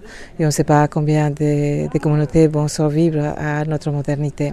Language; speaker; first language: French; non-native, fluent; Spanish